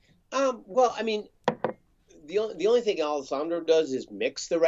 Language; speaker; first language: English; native; English